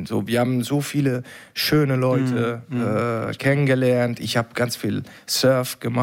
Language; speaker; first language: German; non-native, learner; Italian